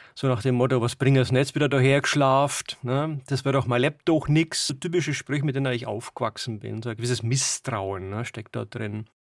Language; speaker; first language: German; native; German